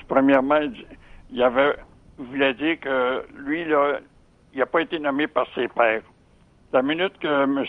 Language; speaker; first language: French; native; French